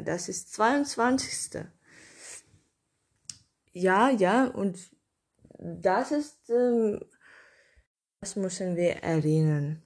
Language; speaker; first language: German; non-native, learner; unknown